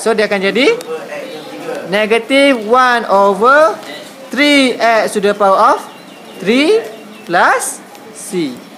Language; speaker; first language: English; non-native, local second language; Malay